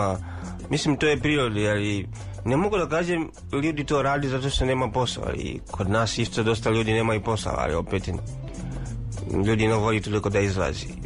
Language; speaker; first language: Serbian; non-native, fluent; Swahili